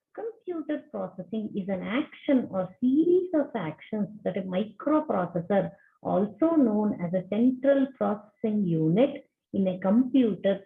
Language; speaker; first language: English; non-native, local second language; Kannada